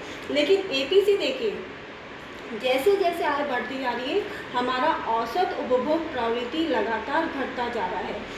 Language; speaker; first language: Hindi; native; Hindi